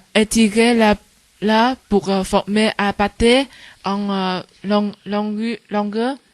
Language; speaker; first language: French; non-native, learner; Vietnamese